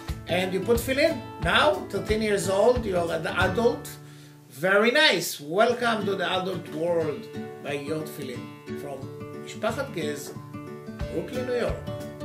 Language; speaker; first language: English; non-native, fluent; Hebrew